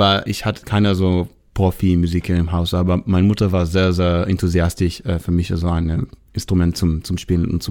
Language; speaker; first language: German; non-native, fluent; Hebrew